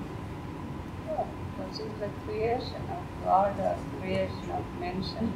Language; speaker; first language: German; non-native, learner; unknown